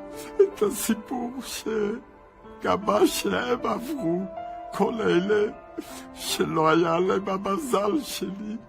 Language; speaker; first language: Hebrew; non-native, fluent; French